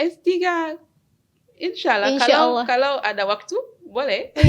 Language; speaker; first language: Indonesian; non-native, learner; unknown